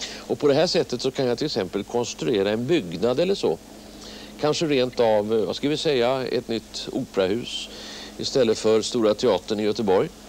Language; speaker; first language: Swedish; native; Swedish